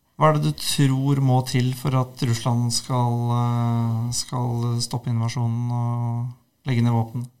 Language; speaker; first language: Norwegian; native; Norwegian